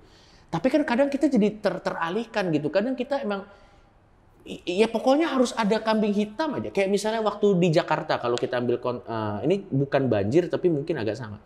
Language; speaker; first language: Indonesian; native; Indonesian